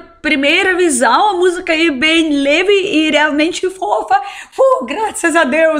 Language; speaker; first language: Portuguese; non-native, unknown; Russian